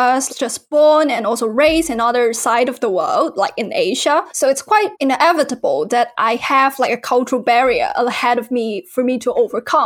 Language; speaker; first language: English; non-native, local second language; Cantonese